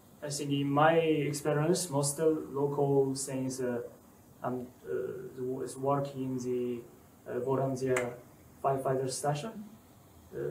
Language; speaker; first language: English; non-native, learner; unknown